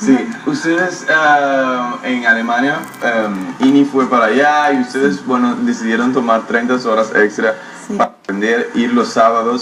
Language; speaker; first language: Spanish; non-native, fluent; Papiamento